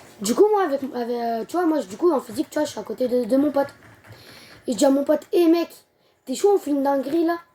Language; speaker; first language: French; native; French